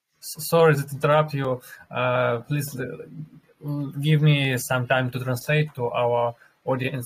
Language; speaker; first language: English; non-native, learner; Russian